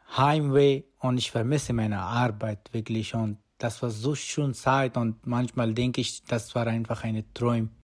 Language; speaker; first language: German; non-native, learner; Persian